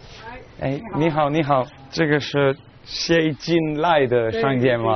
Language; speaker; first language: Chinese; non-native, learner; English